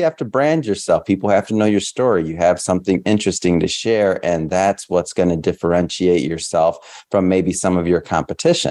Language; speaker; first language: English; native; English